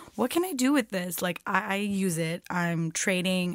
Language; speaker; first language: English; non-native, fluent; Turkish